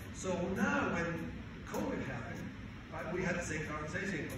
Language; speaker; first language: English; non-native, fluent; Spanish